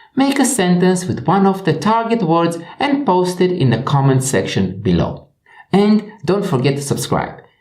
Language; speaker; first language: English; non-native, fluent; Romanian